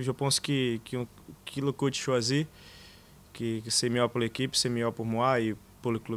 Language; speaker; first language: French; non-native, learner; Portuguese